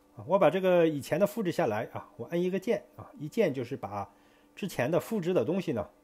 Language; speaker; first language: Chinese; native; Chinese